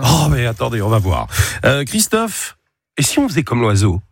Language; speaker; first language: French; native; French